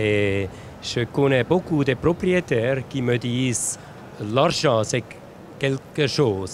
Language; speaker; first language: French; non-native, local second language; German